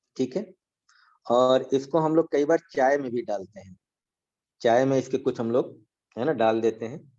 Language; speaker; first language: Hindi; native; Hindi